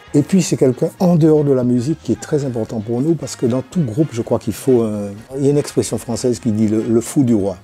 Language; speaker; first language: French; native; French